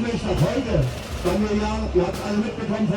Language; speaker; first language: German; native; German